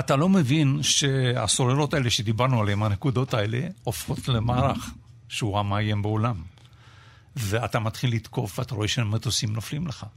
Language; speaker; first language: Hebrew; non-native, fluent; Romanian